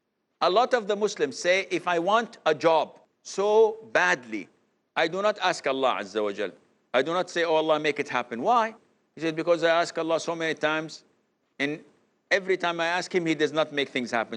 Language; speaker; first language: English; non-native, fluent; Arabic